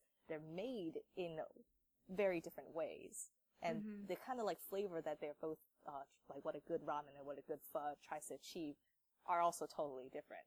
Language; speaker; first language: English; native; English